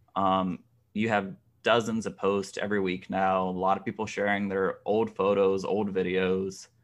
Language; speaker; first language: English; native; English